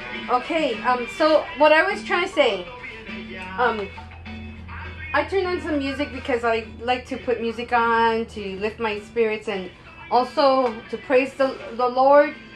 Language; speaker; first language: English; native; English